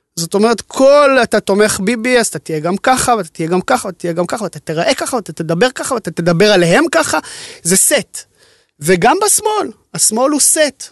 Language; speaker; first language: Hebrew; native; Hebrew